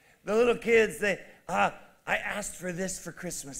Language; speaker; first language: English; native; English